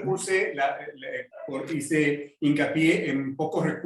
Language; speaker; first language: Spanish; native; Spanish